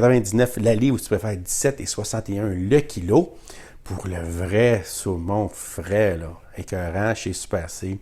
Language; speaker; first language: French; native; French